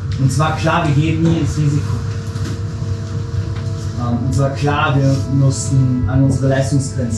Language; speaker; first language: German; native; German